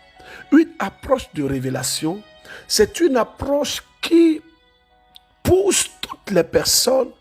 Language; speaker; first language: French; native; French